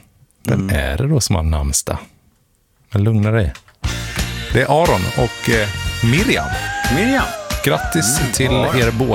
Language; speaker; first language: Swedish; native; Swedish